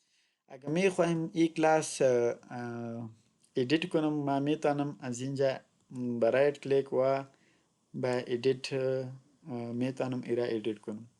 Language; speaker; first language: Persian; non-native, local second language; Pashto